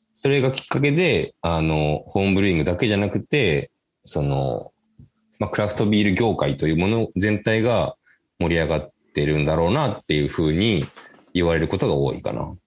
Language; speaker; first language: Japanese; native; Japanese